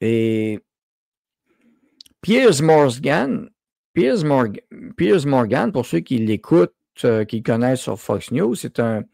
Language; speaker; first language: French; native; French